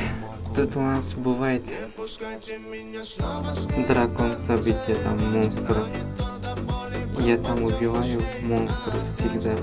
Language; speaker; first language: Russian; non-native, fluent; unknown